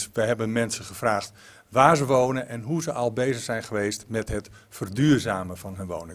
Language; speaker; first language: Dutch; native; Dutch